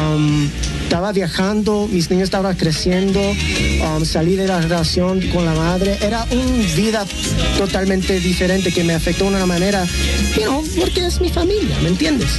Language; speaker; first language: Spanish; early bilingual, heritage; English